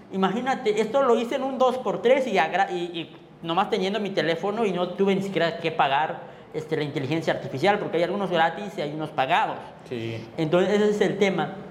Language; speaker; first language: Spanish; non-native, local second language; Tzotzil